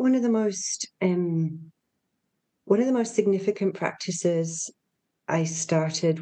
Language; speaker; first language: English; native; English